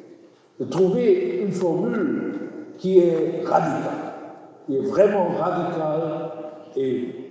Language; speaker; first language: French; non-native, learner; German